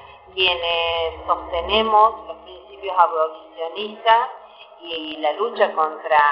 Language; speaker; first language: Spanish; native; Spanish